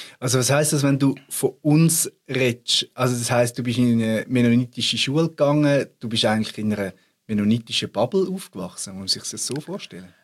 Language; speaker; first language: German; native; German